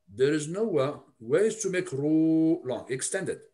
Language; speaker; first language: English; non-native, fluent; Arabic